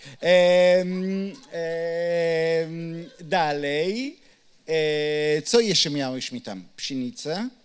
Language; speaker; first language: Polish; non-native, learner; Hebrew